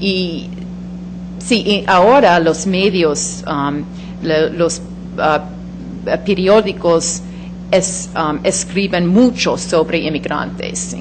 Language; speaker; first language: Spanish; non-native, fluent; English